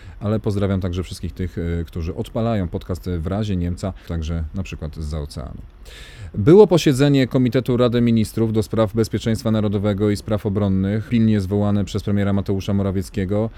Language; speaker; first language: Polish; native; Polish